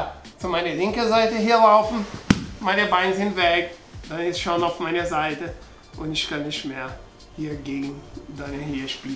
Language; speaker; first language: German; non-native, learner; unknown